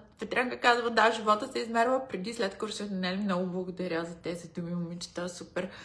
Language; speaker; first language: Bulgarian; early bilingual, heritage; Bulgarian